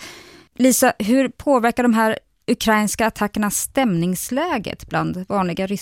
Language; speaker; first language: Swedish; native; Swedish